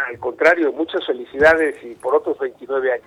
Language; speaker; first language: Spanish; native; Spanish